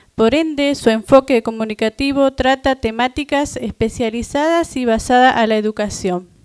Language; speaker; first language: Spanish; non-native, local second language; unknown